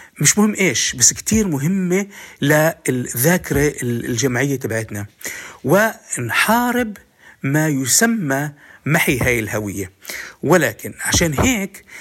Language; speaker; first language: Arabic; native; Arabic